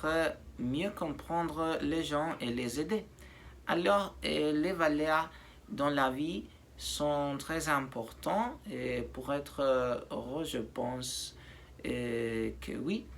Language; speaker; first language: French; non-native, learner; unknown